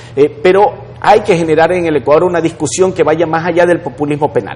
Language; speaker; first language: Spanish; native; Spanish